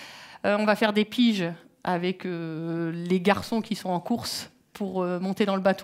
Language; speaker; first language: French; native; French